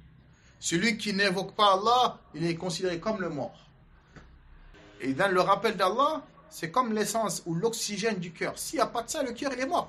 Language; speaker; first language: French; native; French